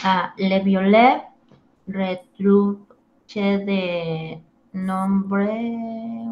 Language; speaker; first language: French; non-native, learner; Spanish